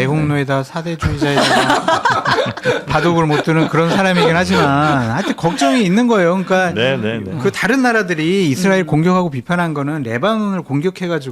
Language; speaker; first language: Korean; native; Korean